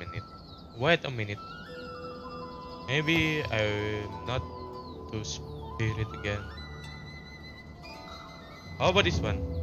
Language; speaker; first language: English; non-native, learner; Indonesian